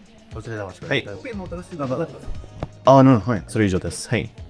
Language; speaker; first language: Japanese; non-native, learner; English